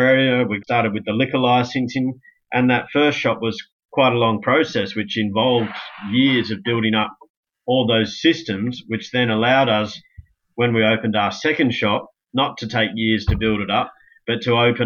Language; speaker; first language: English; native; English